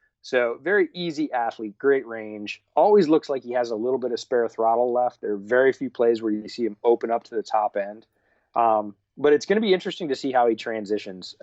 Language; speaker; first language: English; native; English